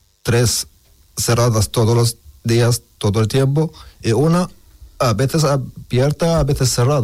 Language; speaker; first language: Spanish; non-native, learner; Arabic